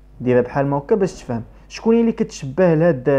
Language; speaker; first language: Arabic; native; Arabic